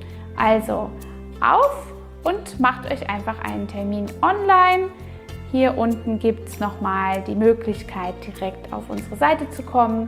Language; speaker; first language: German; native; German